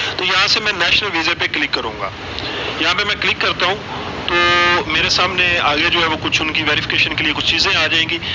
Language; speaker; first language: Urdu; non-native, local second language; Punjabi